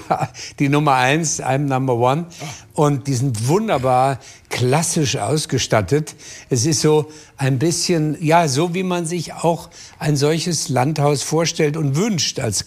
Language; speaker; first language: German; native; German